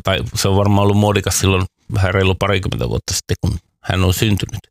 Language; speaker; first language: Finnish; native; Finnish